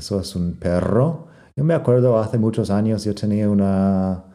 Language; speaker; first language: Spanish; non-native, fluent; English